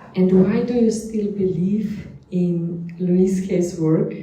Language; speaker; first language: English; non-native, fluent; Slovenian